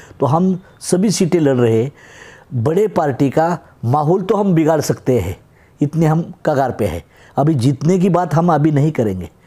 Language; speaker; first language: Hindi; non-native, local second language; Marathi